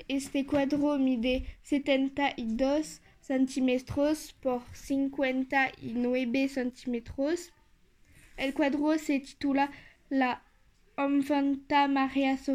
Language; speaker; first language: Spanish; non-native, learner; French